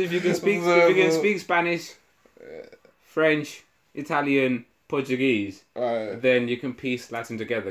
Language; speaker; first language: English; non-native, local second language; Shona